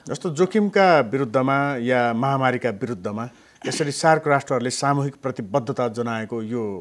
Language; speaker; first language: Nepali; native; Nepali